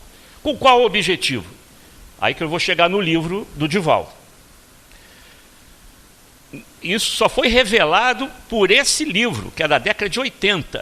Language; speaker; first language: Portuguese; native; Portuguese